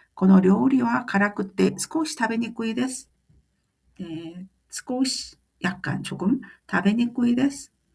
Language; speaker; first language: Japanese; non-native, fluent; Korean